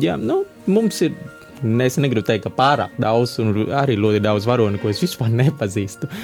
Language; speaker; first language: Latvian; non-native, fluent; Vietnamese